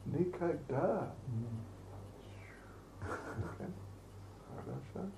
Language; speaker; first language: Russian; non-native, learner; English